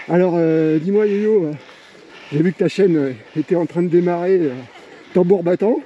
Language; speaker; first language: French; native; French